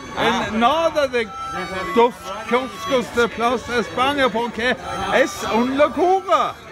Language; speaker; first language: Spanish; non-native, learner; Norwegian